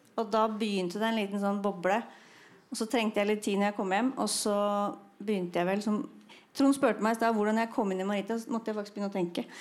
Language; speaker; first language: Norwegian; native; Norwegian